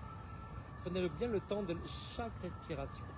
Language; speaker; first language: French; native; French